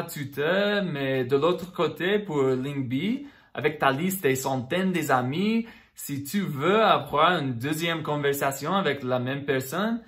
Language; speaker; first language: French; non-native, fluent; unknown